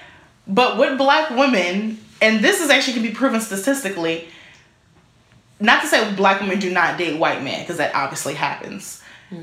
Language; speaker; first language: English; native; English